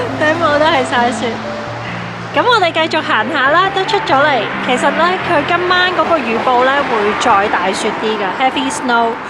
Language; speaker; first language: Cantonese; early bilingual, heritage; Cantonese